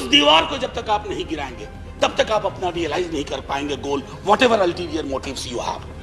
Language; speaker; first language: Hindi; native; Hindi